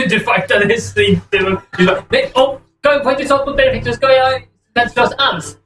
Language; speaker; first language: Swedish; native; Swedish